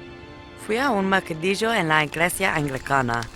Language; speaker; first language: Spanish; non-native, learner; English